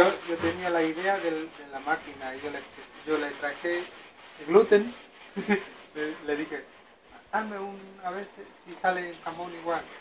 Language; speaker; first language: Spanish; non-native, fluent; Persian